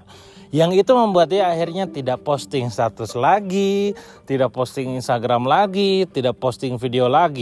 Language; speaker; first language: Indonesian; native; Indonesian